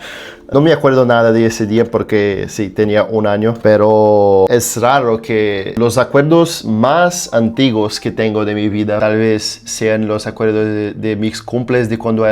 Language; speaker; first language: Spanish; non-native, fluent; Portuguese